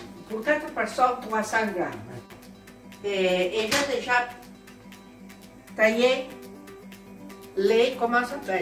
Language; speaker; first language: French; non-native, learner; Italian